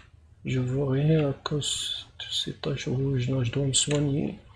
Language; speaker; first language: French; non-native, learner; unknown